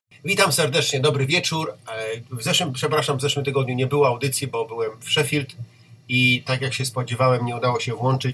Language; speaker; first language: Polish; native; Polish